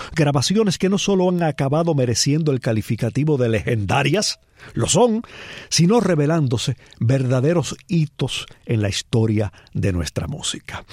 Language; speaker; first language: Spanish; native; Spanish